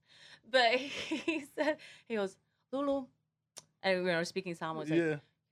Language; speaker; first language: English; non-native, fluent; Samoan